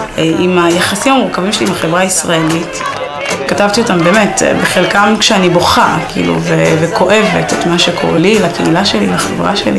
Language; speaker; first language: Hebrew; early bilingual, other home language; Amharic